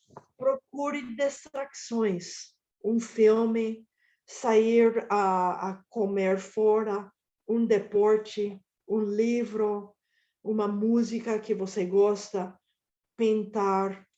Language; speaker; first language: Portuguese; non-native, fluent; Spanish